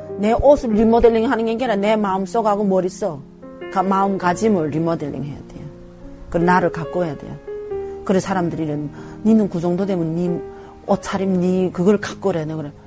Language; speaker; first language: Korean; native; Korean